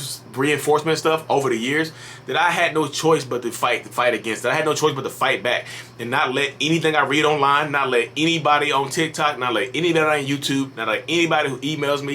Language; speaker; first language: English; native; English